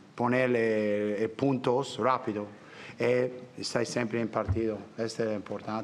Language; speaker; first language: Italian; non-native, learner; English